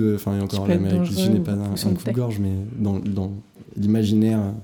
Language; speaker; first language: French; native; French